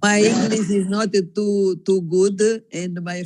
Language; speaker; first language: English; non-native, learner; Portuguese